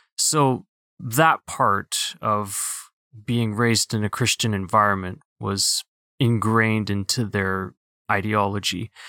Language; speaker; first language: English; early bilingual, other home language; Filipino